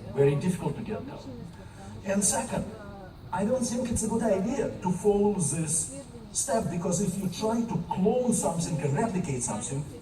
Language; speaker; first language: English; non-native, fluent; Russian